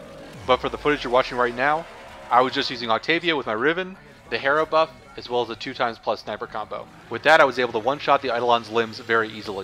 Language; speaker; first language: English; native; English